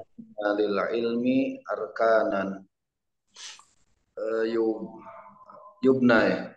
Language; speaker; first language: Arabic; non-native, learner; Indonesian